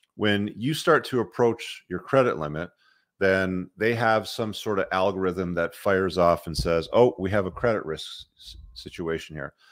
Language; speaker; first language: English; native; English